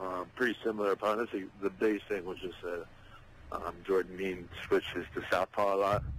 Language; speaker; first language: English; native; English